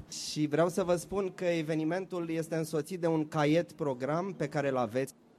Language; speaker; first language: Romanian; native; Romanian